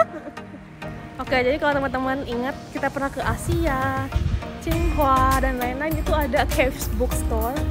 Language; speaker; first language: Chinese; non-native, fluent; Indonesian